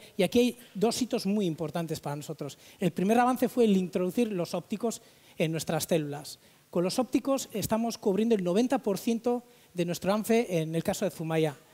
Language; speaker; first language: Spanish; native; Spanish